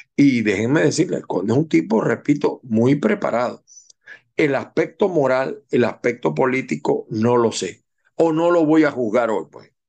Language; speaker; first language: Spanish; native; Spanish